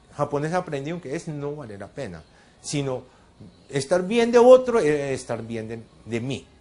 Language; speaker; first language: Spanish; non-native, fluent; Japanese